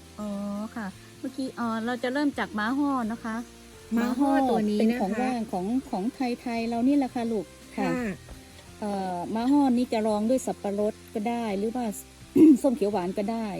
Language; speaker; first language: Thai; native; Thai